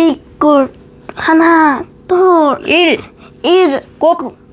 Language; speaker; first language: Korean; non-native, learner; Mongolian